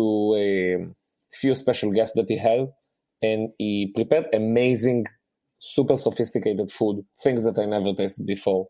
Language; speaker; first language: English; non-native, fluent; Hebrew